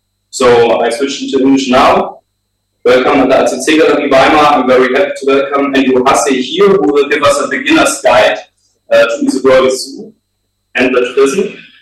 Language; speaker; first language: English; non-native, fluent; German